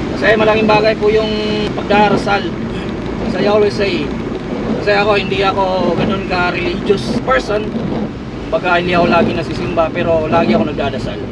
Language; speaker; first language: Filipino; non-native, local second language; Cebuano